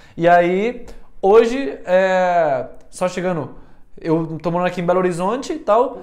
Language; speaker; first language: Portuguese; early bilingual, heritage; Portuguese